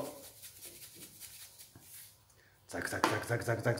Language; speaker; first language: Japanese; native; Japanese